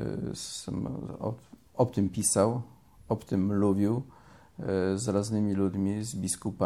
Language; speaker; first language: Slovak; non-native, learner; Polish